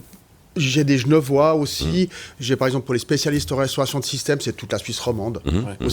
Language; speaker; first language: French; native; French